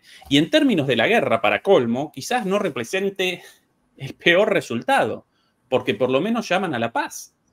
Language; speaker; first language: Spanish; native; Spanish